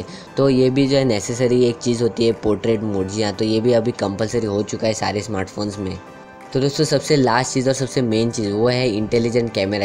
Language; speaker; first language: Hindi; native; Hindi